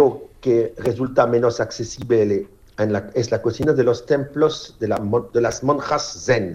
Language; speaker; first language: Spanish; non-native, learner; French